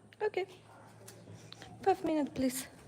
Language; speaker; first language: English; non-native, learner; Russian